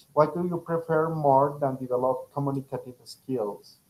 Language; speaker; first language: English; non-native, fluent; Spanish